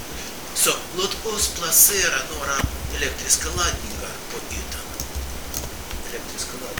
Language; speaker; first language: Swedish; non-native, fluent; Russian